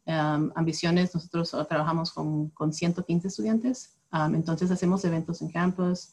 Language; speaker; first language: Spanish; early bilingual, heritage; Spanish